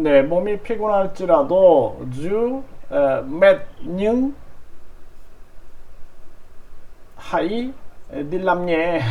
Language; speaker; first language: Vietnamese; non-native, learner; Korean